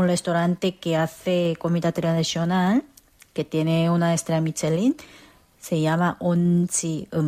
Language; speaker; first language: Spanish; non-native, fluent; Korean